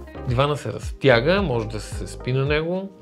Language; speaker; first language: Bulgarian; native; Bulgarian